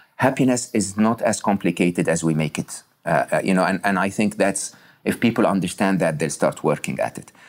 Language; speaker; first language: English; non-native, fluent; Arabic